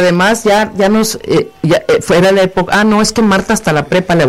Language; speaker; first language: Spanish; native; Spanish